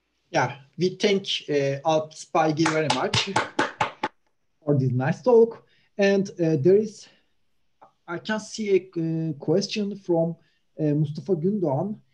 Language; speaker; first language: English; non-native, fluent; Turkish